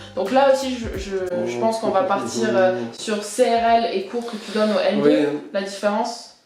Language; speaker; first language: French; early bilingual, other home language; English